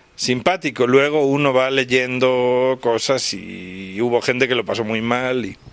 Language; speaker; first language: Spanish; native; Spanish